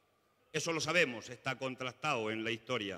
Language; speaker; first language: Spanish; native; Spanish